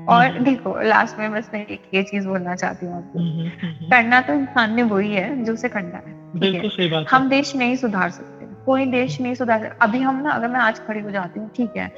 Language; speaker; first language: Hindi; native; Hindi